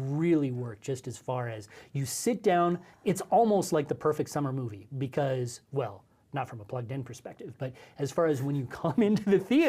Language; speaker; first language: English; native; English